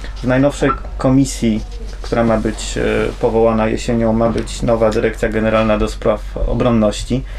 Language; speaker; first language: Polish; native; Polish